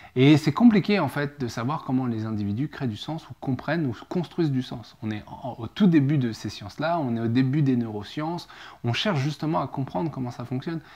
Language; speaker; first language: French; native; French